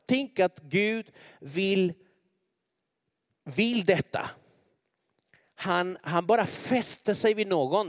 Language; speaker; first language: Swedish; non-native, fluent; Spanish